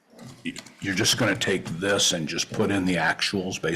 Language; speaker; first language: English; native; English